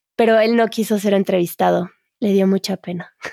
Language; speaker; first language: Spanish; native; Spanish